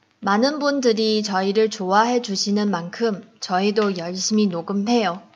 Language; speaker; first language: Korean; non-native, fluent; Chinese